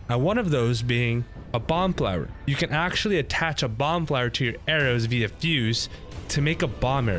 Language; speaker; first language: English; native; English